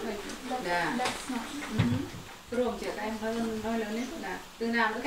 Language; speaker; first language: Vietnamese; native; Vietnamese